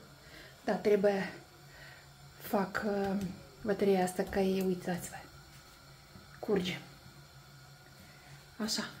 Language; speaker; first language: Romanian; non-native, learner; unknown